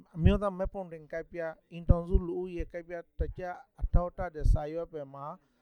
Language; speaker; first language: Burmese; non-native, local second language; Rohingya